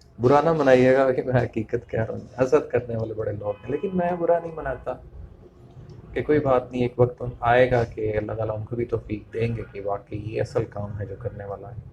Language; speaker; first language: Urdu; non-native, local second language; Punjabi